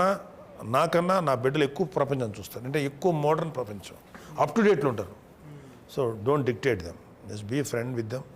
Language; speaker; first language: Telugu; native; Telugu